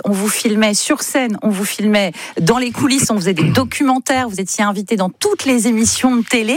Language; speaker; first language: French; native; French